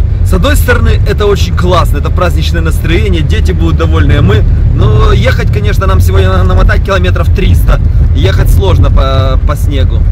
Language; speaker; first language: Russian; native; Russian